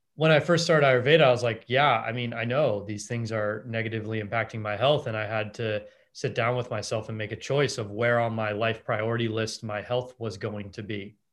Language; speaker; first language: English; native; English